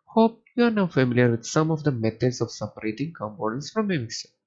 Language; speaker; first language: English; non-native, local second language; Malayalam